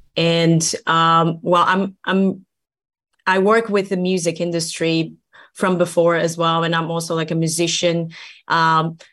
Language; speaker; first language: English; non-native, fluent; Portuguese